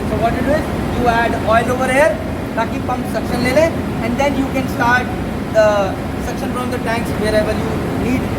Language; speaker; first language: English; non-native, local second language; Hindi